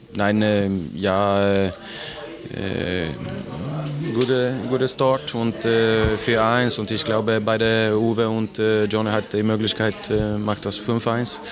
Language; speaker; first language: German; non-native, learner; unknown